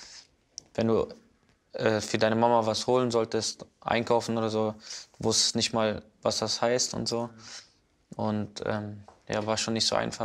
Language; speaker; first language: German; early bilingual, other home language; Kurdish